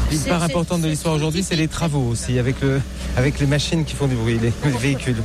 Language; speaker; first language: French; native; French